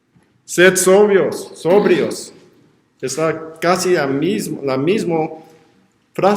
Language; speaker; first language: Spanish; non-native, learner; English